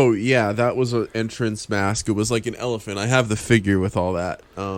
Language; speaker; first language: English; native; English